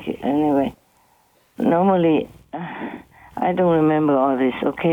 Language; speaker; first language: English; non-native, fluent; Vietnamese